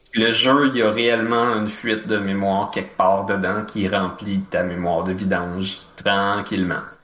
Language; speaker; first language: French; native; French